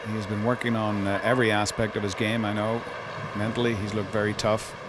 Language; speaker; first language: English; native; English